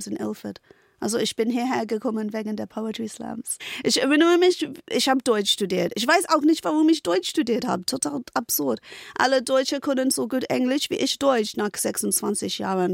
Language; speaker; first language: German; non-native, fluent; English